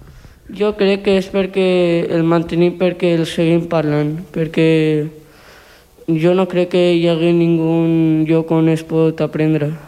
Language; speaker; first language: Catalan; early bilingual, other home language; Urdu